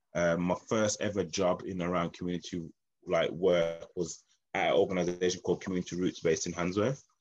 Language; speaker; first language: English; native; English